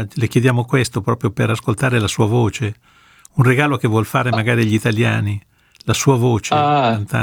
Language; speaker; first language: Italian; native; Italian